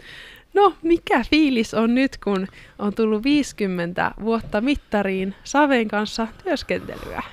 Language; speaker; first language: Finnish; native; Finnish